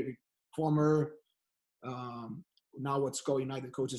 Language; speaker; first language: English; non-native, fluent; Portuguese